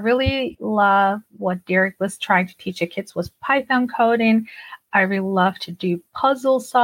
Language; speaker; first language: English; non-native, fluent; Turkish